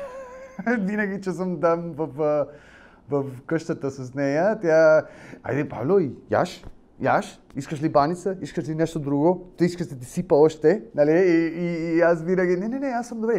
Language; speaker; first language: Bulgarian; non-native, learner; Spanish